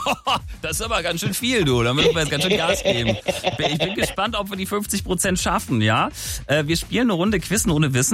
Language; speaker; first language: German; native; German